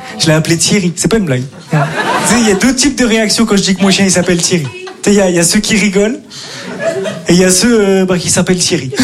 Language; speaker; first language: French; native; French